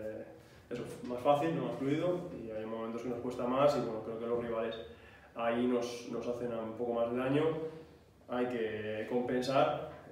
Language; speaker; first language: Spanish; native; Spanish